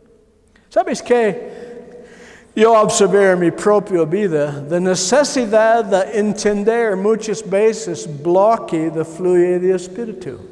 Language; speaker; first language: Spanish; non-native, learner; English